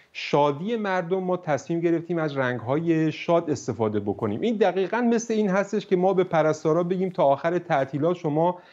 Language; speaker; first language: Persian; native; Persian